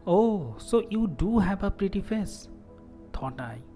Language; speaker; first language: English; non-native, local second language; Bangla